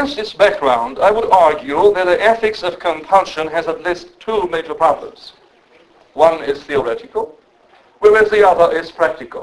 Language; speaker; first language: English; non-native, fluent; Romanian